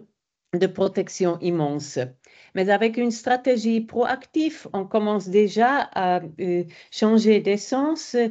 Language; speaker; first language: French; non-native, fluent; German